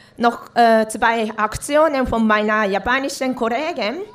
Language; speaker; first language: German; non-native, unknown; Japanese